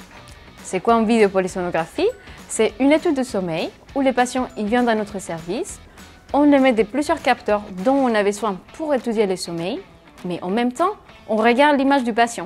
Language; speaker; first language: French; non-native, fluent; Spanish